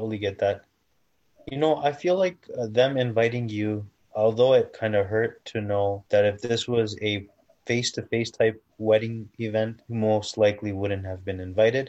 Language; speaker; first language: English; native; English